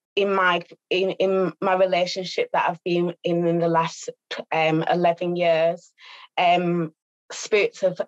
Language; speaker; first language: English; native; English